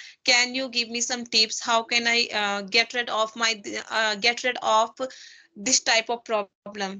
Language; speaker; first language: English; non-native, learner; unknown